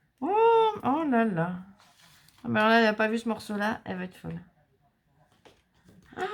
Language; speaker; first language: French; native; French